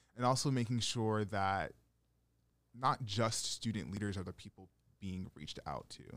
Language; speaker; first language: English; native; English